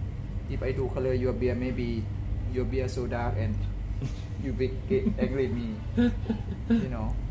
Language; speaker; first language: English; non-native, learner; Thai